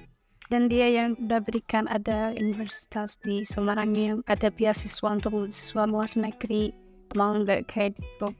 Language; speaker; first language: Indonesian; non-native, learner; Somali